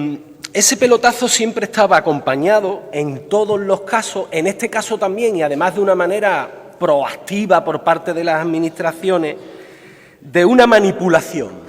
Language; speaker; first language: Spanish; native; Spanish